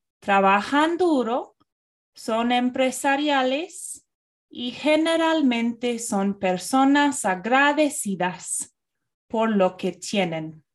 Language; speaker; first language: Spanish; non-native, fluent; English